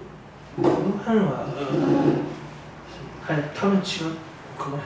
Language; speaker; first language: Japanese; non-native, learner; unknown